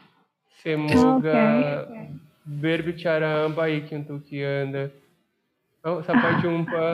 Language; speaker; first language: Indonesian; non-native, learner; Portuguese